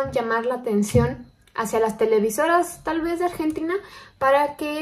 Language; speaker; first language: Spanish; native; Spanish